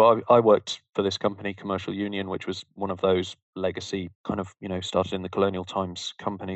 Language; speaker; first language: English; native; English